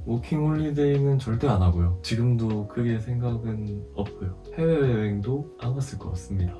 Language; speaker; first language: Korean; native; Korean